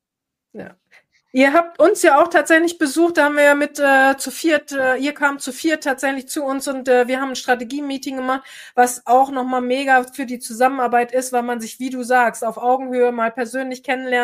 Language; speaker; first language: German; native; German